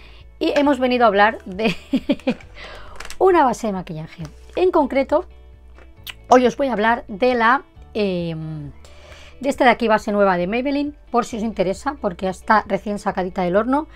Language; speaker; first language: Spanish; native; Spanish